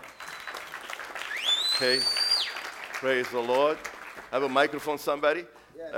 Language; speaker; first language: English; non-native, fluent; Arabic